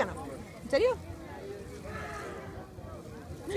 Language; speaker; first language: Spanish; non-native, fluent; English